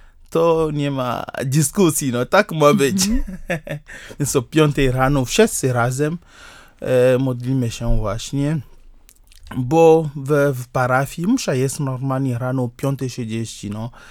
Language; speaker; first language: Polish; non-native, fluent; Ewe